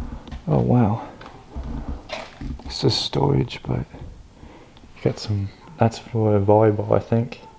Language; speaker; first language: English; native; English